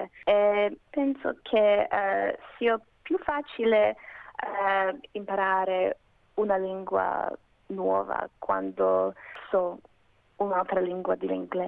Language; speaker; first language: Italian; non-native, learner; Macedonian